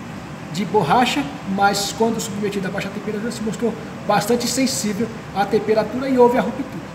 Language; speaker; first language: Portuguese; native; Portuguese